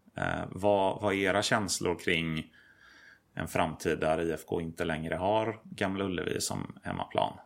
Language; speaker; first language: Swedish; native; Swedish